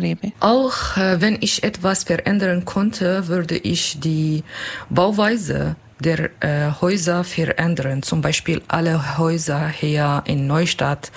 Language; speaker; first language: German; non-native, learner; Kurdish